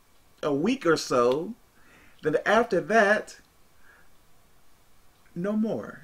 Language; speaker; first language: English; native; English